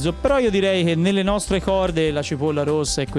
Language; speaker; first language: Italian; native; Italian